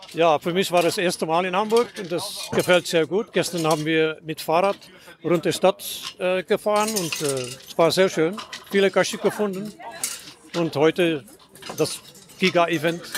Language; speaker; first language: German; non-native, learner; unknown